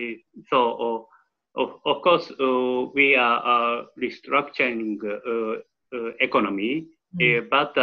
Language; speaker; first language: English; non-native, learner; Japanese